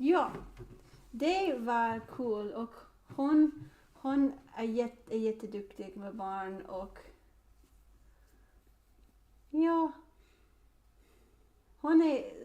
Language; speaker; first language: Swedish; non-native, learner; English